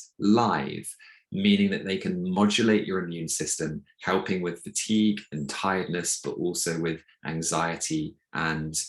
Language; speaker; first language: English; native; English